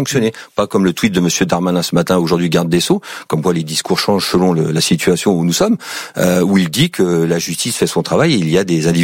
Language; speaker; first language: French; native; French